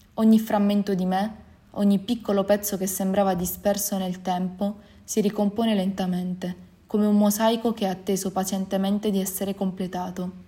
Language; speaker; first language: Italian; early bilingual, other home language; Albanian